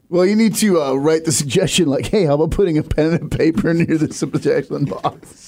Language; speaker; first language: English; native; English